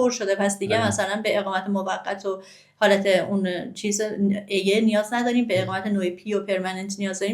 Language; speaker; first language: Persian; native; Persian